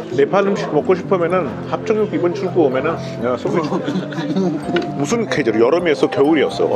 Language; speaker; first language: Korean; non-native, fluent; Nepali